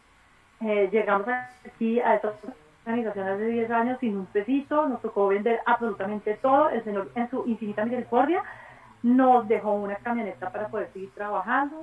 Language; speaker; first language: Spanish; native; Spanish